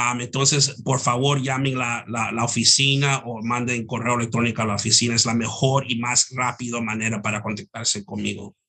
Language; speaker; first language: Spanish; early bilingual, heritage; Spanish